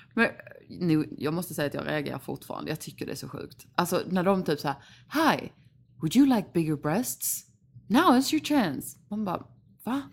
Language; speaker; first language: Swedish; native; Swedish